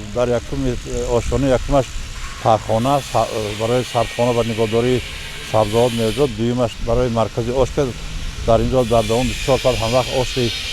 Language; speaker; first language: Tajik; native; Tajik